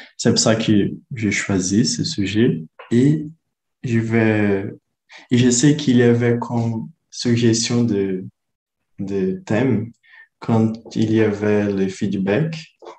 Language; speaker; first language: French; non-native, learner; Portuguese